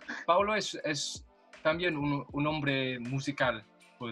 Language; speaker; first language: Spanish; non-native, learner; English